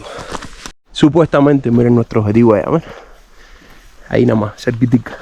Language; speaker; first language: Spanish; native; Spanish